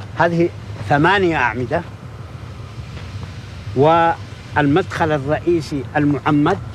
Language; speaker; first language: Arabic; native; Arabic